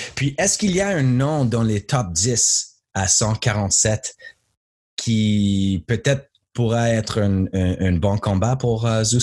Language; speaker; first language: French; native; French